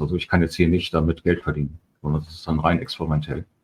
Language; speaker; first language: German; native; German